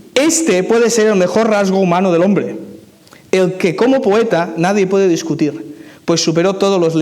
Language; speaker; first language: Spanish; non-native, local second language; Catalan